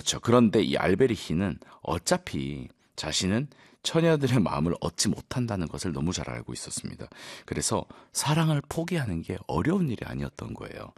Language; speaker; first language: Korean; native; Korean